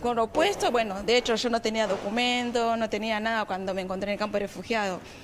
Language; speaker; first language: Spanish; non-native, fluent; Kinyarwanda